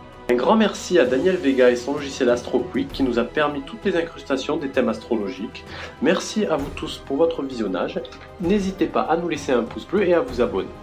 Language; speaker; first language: French; native; French